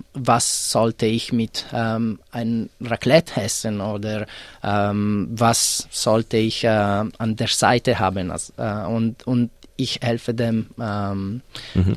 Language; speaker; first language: German; non-native, fluent; Italian